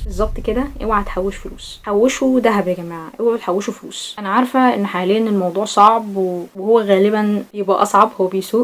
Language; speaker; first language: Arabic; native; Arabic